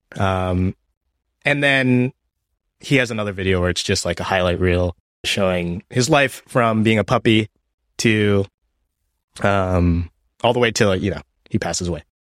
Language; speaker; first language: English; early bilingual, other home language; Japanese